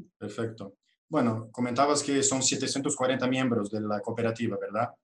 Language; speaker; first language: Spanish; non-native, fluent; Portuguese